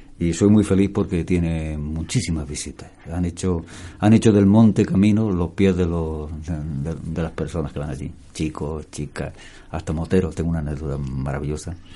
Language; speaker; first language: Spanish; native; Spanish